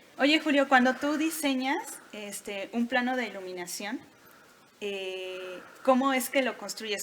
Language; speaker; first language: Spanish; native; Spanish